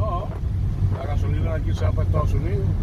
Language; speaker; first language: Spanish; native; Spanish